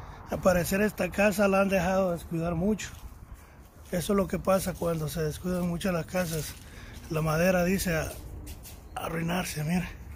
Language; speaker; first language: Spanish; native; Spanish